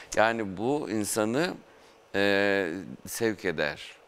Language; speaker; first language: Turkish; native; Turkish